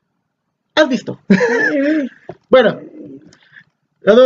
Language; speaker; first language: Spanish; native; Spanish